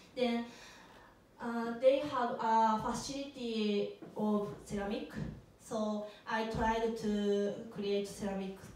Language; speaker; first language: English; non-native, learner; Japanese